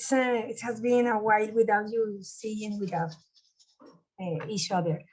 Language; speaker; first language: English; non-native, learner; Spanish